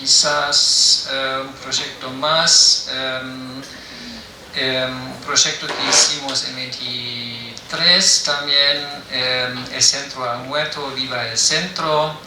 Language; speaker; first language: Spanish; non-native, fluent; German